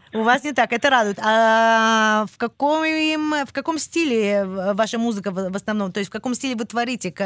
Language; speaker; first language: Russian; early bilingual, heritage; Russian